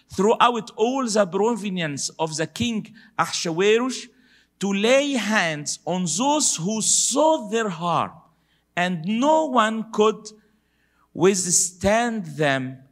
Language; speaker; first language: English; non-native, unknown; Arabic